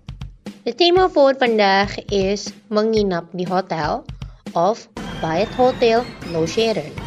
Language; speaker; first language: Dutch; non-native, learner; Indonesian